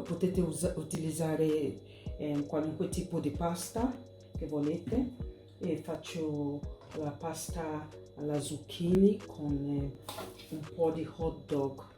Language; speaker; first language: Italian; non-native, learner; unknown